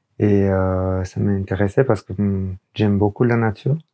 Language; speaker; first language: French; non-native, learner; Urdu